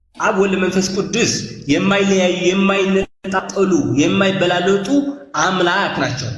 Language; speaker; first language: Amharic; non-native, local second language; Tigrinya